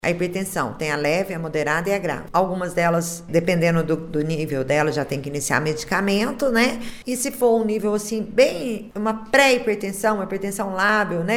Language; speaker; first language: Portuguese; native; Portuguese